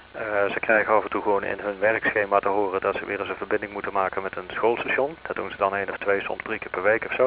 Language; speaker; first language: Dutch; native; Dutch